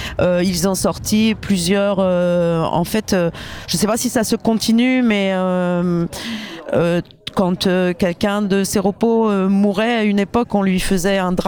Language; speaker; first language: French; native; French